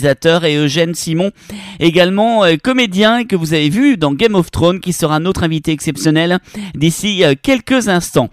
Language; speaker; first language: French; native; French